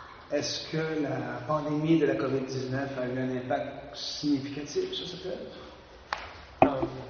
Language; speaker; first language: French; native; French